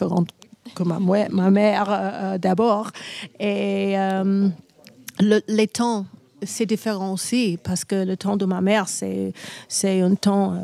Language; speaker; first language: French; non-native, learner; English